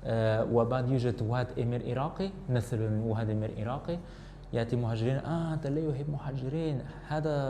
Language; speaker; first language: Arabic; non-native, learner; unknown